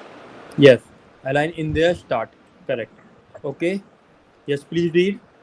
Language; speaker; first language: English; non-native, local second language; Hindi